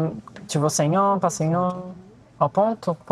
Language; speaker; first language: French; non-native, fluent; Portuguese